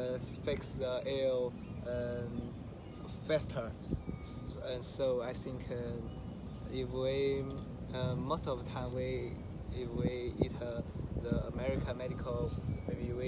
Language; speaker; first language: English; non-native, learner; Chinese